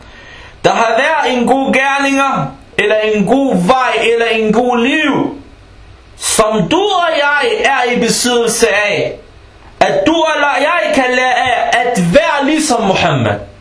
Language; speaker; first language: Danish; early bilingual, other home language; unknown